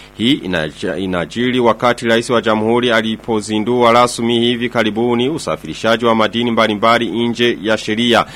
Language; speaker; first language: Swahili; non-native, local second language; Rundi